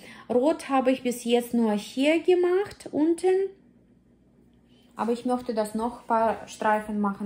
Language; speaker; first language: German; non-native, fluent; Russian